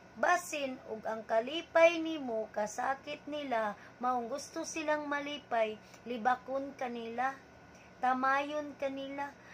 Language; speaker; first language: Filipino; non-native, local second language; Cebuano